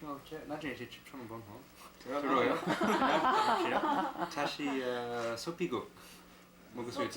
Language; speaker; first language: Korean; non-native, learner; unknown